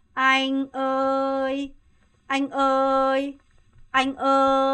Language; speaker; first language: Vietnamese; non-native, fluent; Korean